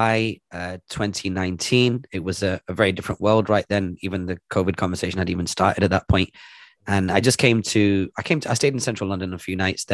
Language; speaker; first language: English; native; English